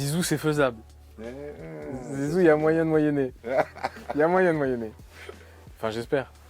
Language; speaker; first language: French; native; French